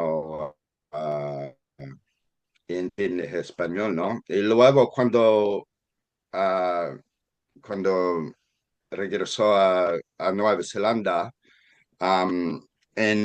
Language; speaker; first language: Spanish; non-native, fluent; English